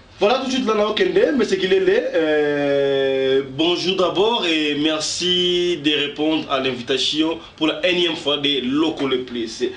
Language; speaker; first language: French; non-native, local second language; Lingala